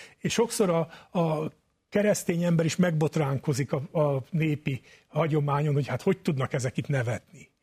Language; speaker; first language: Hungarian; native; Hungarian